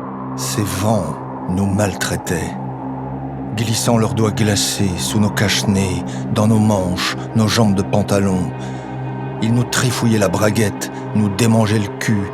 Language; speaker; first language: French; native; French